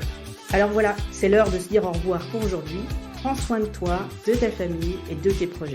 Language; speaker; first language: French; native; French